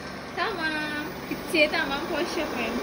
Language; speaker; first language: Turkish; non-native, learner; Indonesian